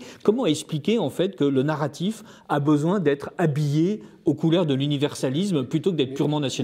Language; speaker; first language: French; native; French